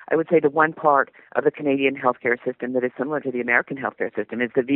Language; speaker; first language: English; native; English